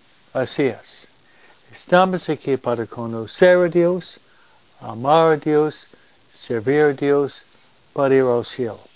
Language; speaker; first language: Spanish; non-native, fluent; English